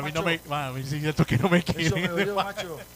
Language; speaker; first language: Spanish; native; Spanish